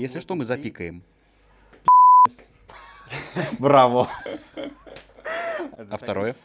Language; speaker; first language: Russian; native; Russian